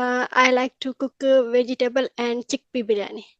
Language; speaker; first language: English; non-native, learner; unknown